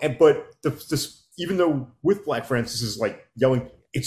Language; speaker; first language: English; native; English